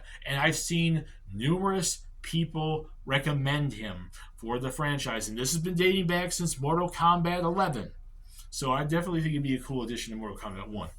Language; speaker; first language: English; native; English